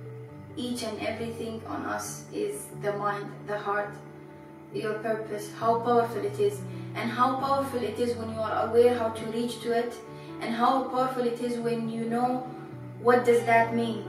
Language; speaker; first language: English; non-native, fluent; Arabic